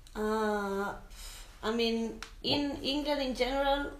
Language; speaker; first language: English; non-native, fluent; Spanish